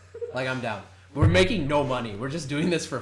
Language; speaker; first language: English; native; English